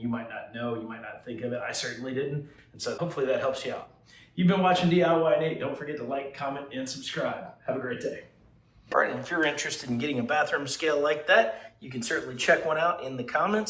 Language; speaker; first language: English; native; English